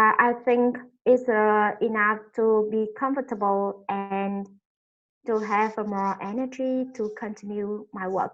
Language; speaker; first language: English; non-native, learner; Vietnamese